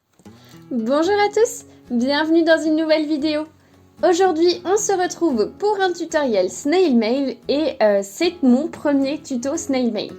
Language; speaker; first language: French; native; French